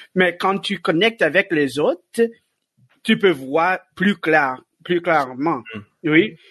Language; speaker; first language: French; non-native, learner; English